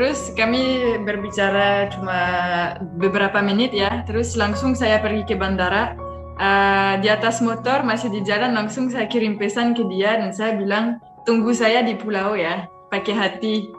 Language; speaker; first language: Indonesian; non-native, fluent; French